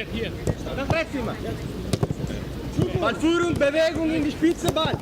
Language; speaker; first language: German; non-native, learner; Italian